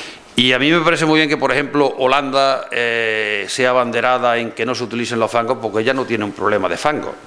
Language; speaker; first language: Spanish; native; Spanish